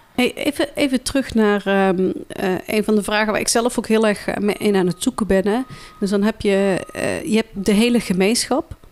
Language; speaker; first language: Dutch; early bilingual, other home language; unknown